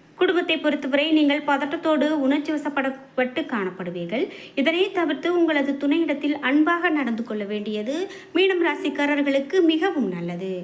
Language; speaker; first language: Tamil; native; Tamil